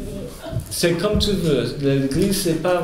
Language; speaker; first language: French; non-native, fluent; Spanish